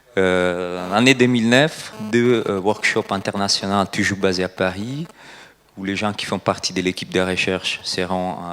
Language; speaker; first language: French; non-native, fluent; Italian